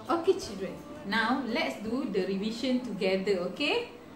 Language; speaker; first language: English; non-native, local second language; Malay